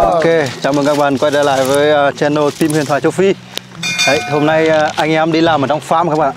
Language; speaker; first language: Vietnamese; native; Vietnamese